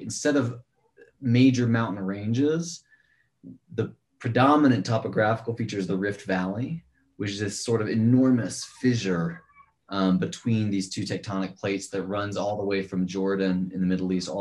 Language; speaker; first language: English; native; English